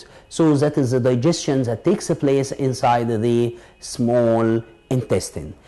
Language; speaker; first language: English; non-native, local second language; Arabic